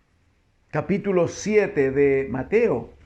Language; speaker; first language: Spanish; native; Spanish